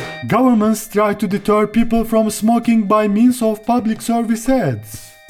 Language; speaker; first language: English; non-native, fluent; Turkish